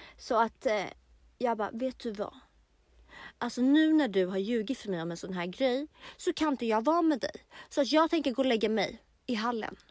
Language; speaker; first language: Swedish; native; Swedish